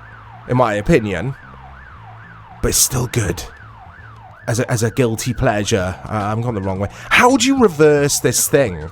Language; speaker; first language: English; native; English